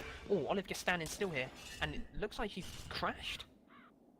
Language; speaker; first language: English; native; English